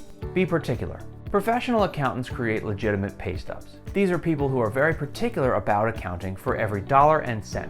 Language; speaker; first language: English; native; English